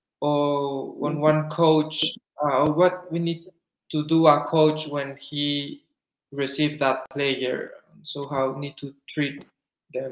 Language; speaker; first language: English; non-native, fluent; Spanish